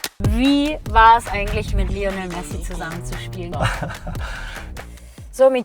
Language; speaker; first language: German; native; German